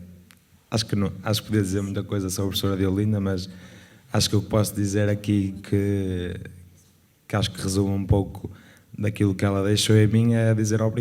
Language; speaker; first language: Portuguese; native; Portuguese